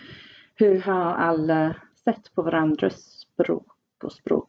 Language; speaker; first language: Swedish; non-native, fluent; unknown